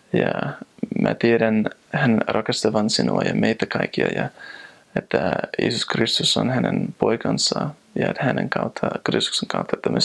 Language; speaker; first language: Finnish; non-native, fluent; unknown